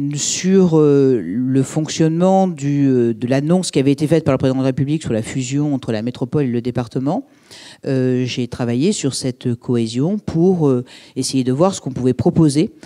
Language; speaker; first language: French; native; French